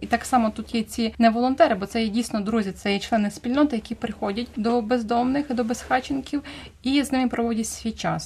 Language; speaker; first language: Ukrainian; native; Ukrainian